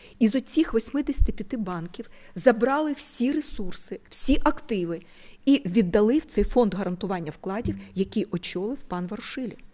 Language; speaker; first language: Ukrainian; non-native, local second language; Russian